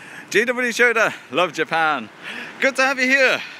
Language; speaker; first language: English; native; English